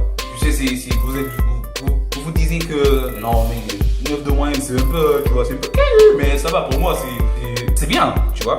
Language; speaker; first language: French; non-native, learner; English